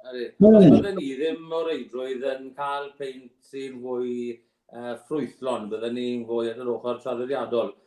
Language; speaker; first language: Welsh; native; Welsh